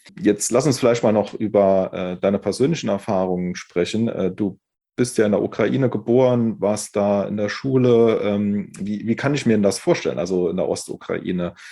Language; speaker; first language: German; native; German